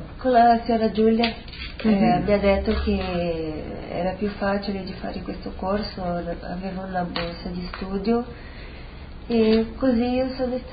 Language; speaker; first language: Italian; non-native, learner; Portuguese